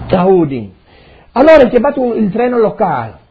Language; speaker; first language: Italian; non-native, learner; Friulian